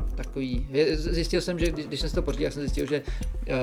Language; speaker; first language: Czech; native; Czech